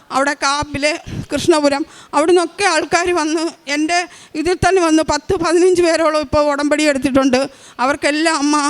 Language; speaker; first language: Malayalam; native; Malayalam